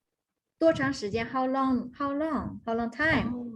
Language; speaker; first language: English; non-native, fluent; Chinese